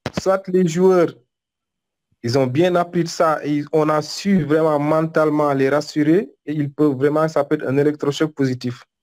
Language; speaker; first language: French; non-native, local second language; Wolof